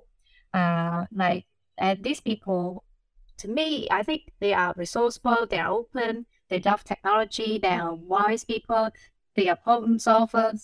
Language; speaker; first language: English; non-native, local second language; Cantonese